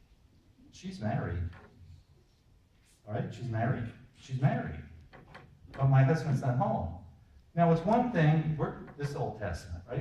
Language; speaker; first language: English; native; English